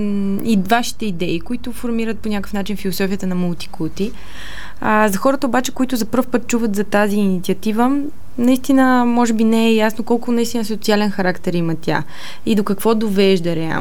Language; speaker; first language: Bulgarian; native; Bulgarian